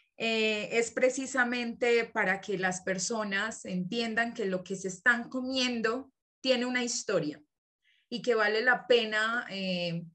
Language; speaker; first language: Spanish; native; Spanish